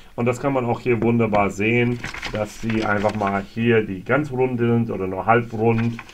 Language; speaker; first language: German; non-native, fluent; English